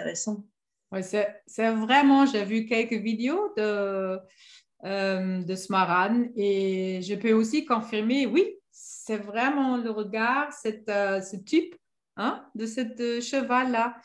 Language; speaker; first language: French; non-native, fluent; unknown